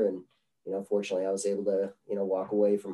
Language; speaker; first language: English; native; English